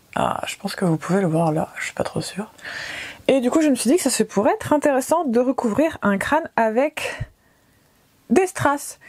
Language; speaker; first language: French; early bilingual, other home language; Portuguese